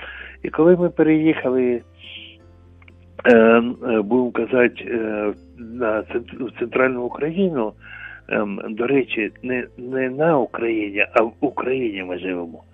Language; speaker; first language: Ukrainian; non-native, local second language; Russian